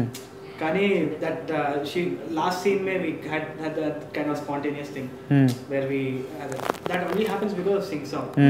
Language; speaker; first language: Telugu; native; Telugu